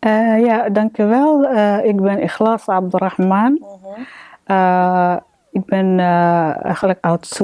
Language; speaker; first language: Dutch; non-native, learner; Arabic